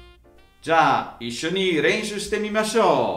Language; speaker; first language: Japanese; non-native, fluent; Italian